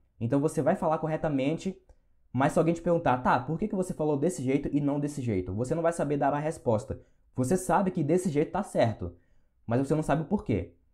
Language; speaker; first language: Portuguese; native; Portuguese